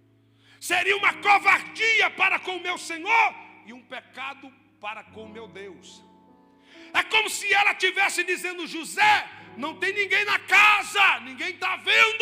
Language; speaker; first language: Portuguese; native; Portuguese